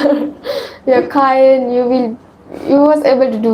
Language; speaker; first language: English; non-native, learner; Sinhala